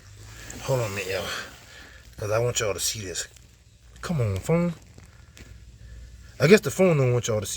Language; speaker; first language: English; native; English